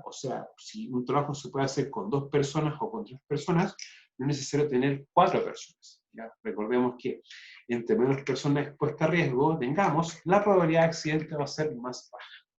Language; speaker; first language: Spanish; native; Spanish